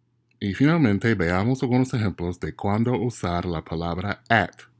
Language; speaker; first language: Spanish; non-native, fluent; English